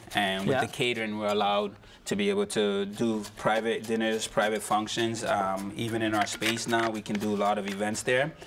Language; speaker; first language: English; native; English